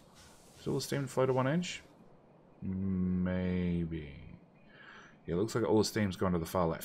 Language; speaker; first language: English; native; English